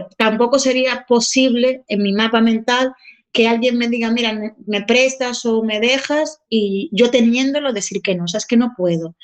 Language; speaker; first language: Spanish; native; Spanish